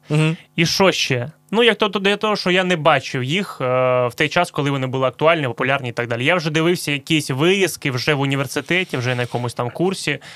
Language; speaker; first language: Ukrainian; non-native, local second language; Russian